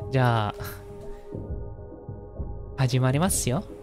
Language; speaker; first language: Japanese; non-native, learner; Indonesian